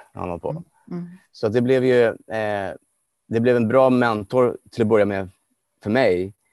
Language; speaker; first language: Swedish; non-native, fluent; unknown